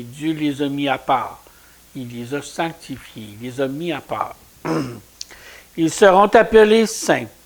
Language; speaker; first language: French; native; French